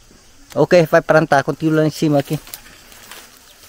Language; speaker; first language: Vietnamese; native; Vietnamese